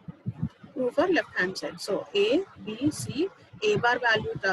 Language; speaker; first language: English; non-native, local second language; Telugu